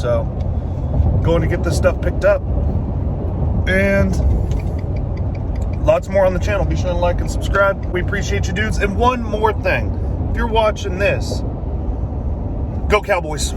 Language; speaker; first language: English; native; English